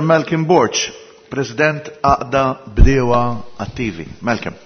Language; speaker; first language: English; non-native, fluent; Maltese